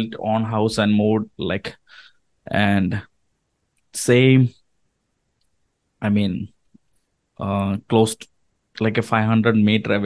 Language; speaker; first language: English; non-native, local second language; Malayalam